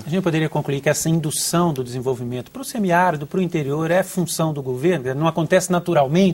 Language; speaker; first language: Portuguese; native; Portuguese